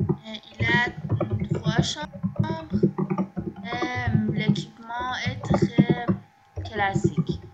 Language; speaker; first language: French; non-native, learner; Persian